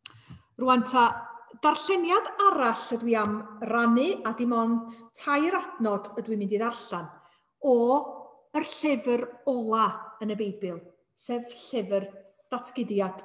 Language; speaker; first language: Welsh; native; Welsh